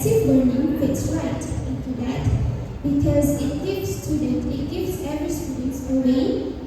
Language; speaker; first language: English; non-native, learner; Malay